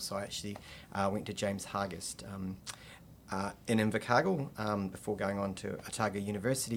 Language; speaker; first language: English; native; English